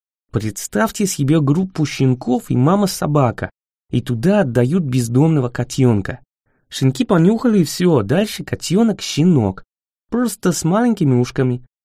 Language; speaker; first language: Russian; non-native, fluent; English